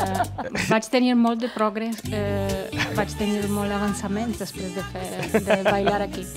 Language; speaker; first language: Catalan; non-native, learner; Polish